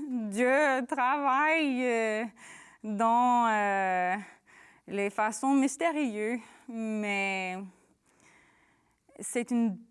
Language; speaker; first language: French; non-native, learner; English